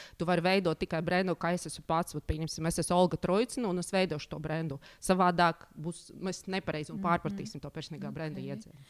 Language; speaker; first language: Latvian; non-native, local second language; Russian